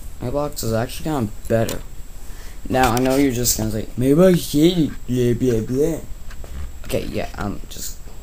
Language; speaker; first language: English; native; English